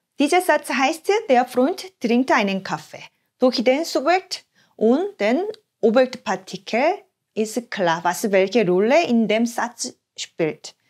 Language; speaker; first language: German; non-native, fluent; Korean